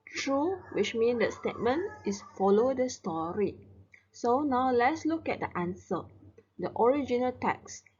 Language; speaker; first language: English; non-native, local second language; Chinese